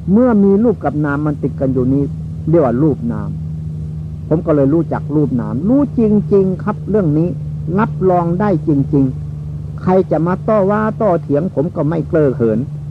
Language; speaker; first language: Thai; native; Thai